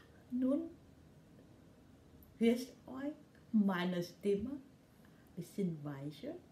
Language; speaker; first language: German; non-native, learner; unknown